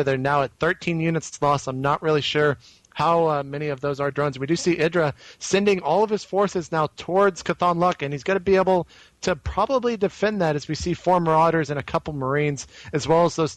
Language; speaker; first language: English; native; English